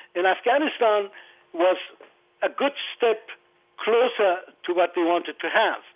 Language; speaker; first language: English; non-native, fluent; Persian